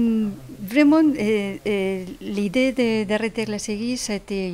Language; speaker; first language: French; non-native, fluent; Spanish